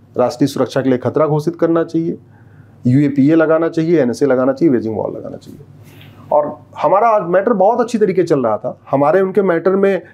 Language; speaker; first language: Hindi; native; Hindi